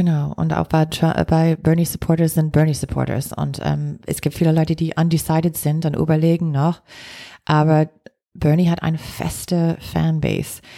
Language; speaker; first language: German; non-native, fluent; English